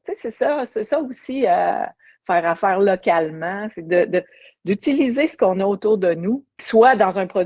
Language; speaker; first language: French; native; French